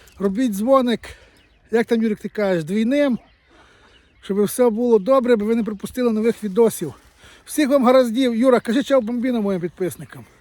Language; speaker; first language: Ukrainian; native; Ukrainian